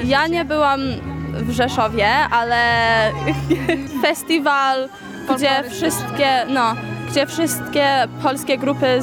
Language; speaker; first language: Polish; early bilingual, heritage; Polish